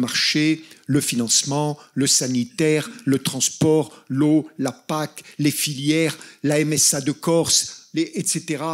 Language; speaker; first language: French; native; French